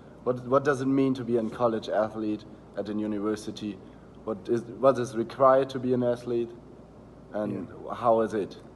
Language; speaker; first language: English; non-native, fluent; German